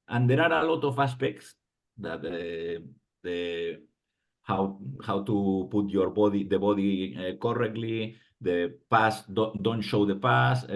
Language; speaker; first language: English; non-native, fluent; Spanish